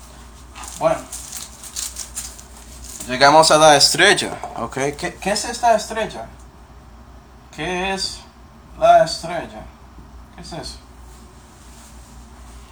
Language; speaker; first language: Spanish; non-native, fluent; English